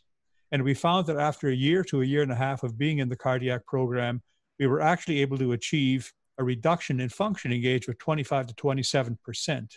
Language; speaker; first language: English; native; English